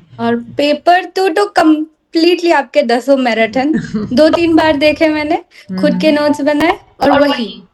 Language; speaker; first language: Hindi; non-native, local second language; Assamese